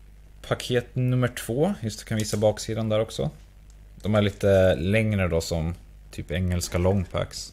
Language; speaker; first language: Swedish; native; Swedish